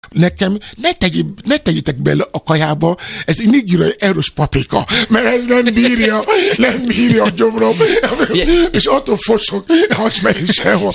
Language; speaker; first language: Hungarian; non-native, learner; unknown